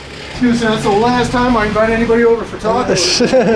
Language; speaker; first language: English; native; English